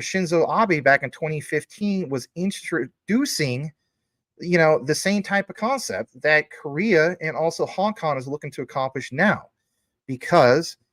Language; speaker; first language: English; native; English